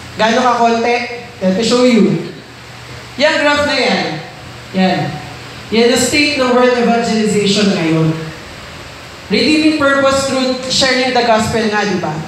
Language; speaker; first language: Filipino; non-native, local second language; Iloko